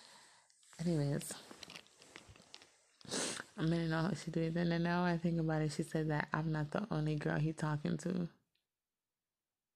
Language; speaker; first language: English; native; English